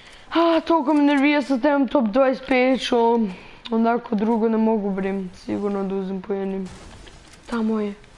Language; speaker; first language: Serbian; early bilingual, heritage; Serbian